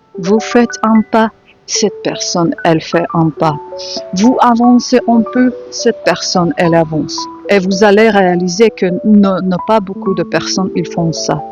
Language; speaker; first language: French; non-native, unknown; Ukrainian